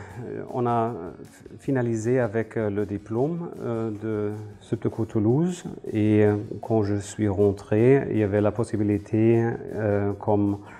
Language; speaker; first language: French; non-native, fluent; German